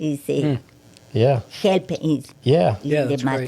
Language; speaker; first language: English; non-native, learner; Spanish